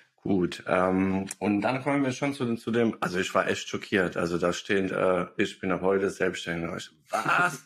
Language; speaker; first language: German; non-native, fluent; Bosnian